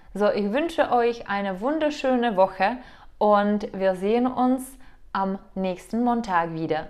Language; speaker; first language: German; non-native, fluent; Czech